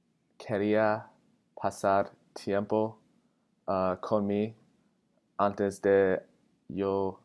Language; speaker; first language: Spanish; non-native, learner; English